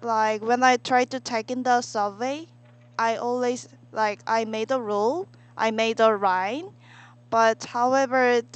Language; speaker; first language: English; non-native, learner; Korean